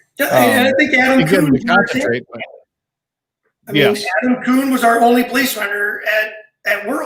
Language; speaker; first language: English; native; English